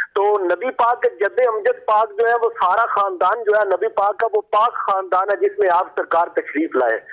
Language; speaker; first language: Urdu; non-native, local second language; Pahari-Potwari